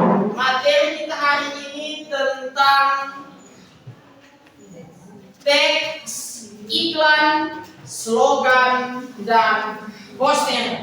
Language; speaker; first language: Indonesian; native; Indonesian